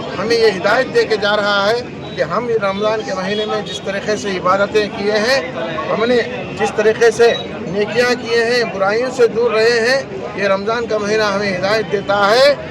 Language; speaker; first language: Urdu; native; Urdu